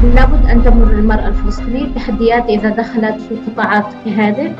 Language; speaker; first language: Arabic; native; Arabic